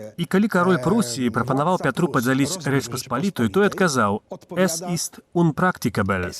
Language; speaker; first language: Belarusian; native; Belarusian